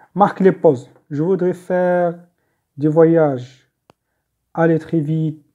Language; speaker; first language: French; non-native, local second language; Arabic